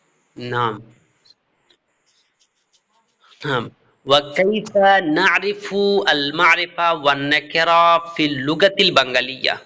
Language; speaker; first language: Arabic; non-native, fluent; Bangla